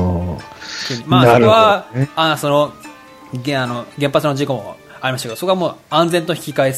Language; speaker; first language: Japanese; native; Japanese